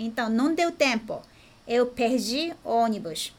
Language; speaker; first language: Portuguese; non-native, fluent; Japanese